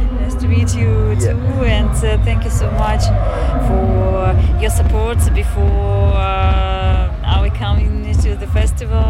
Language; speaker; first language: English; non-native, fluent; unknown